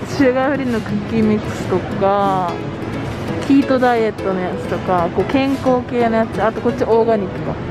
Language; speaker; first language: Japanese; early bilingual, heritage; Japanese